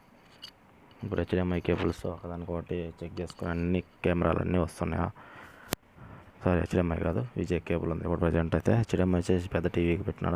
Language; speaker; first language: Telugu; native; Telugu